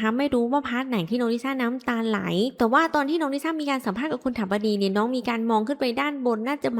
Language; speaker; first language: Thai; native; Thai